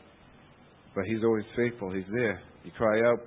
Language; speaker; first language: English; native; English